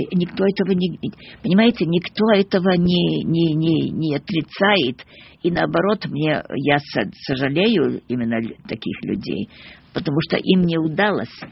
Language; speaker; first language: Russian; early bilingual, heritage; Russian